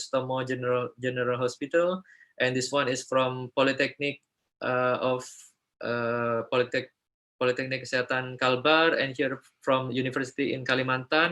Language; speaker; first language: English; non-native, fluent; Indonesian